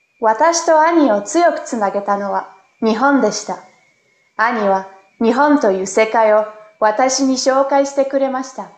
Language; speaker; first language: Japanese; non-native, learner; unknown